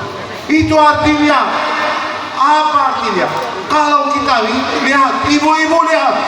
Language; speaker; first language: Indonesian; non-native, learner; Arabic